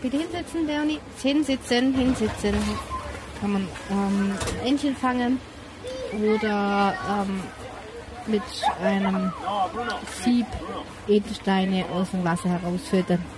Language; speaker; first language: German; native; German